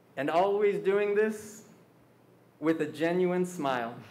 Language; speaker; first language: English; early bilingual, other home language; Spanish